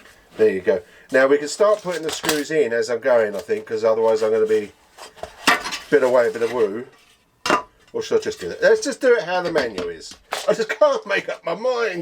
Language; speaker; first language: English; native; English